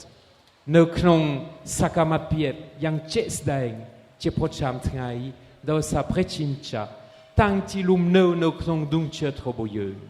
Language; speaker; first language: Khmer; non-native, fluent; French